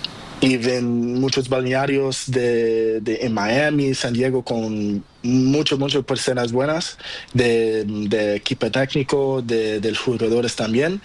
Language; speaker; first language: Spanish; non-native, learner; Portuguese